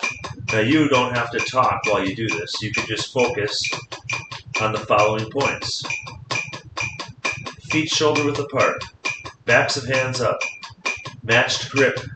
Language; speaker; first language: English; native; English